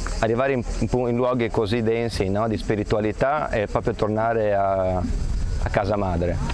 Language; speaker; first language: Italian; native; Italian